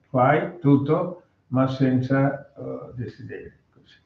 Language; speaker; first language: Italian; non-native, learner; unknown